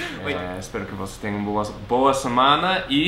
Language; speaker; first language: Portuguese; non-native, fluent; English